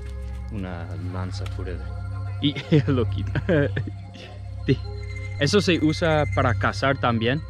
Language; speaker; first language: Spanish; non-native, fluent; English